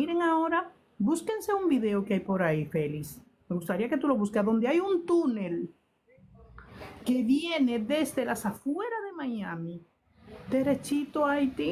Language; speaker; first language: Spanish; native; Spanish